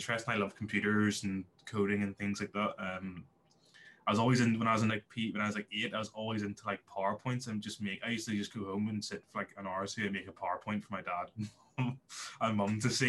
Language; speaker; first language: English; native; English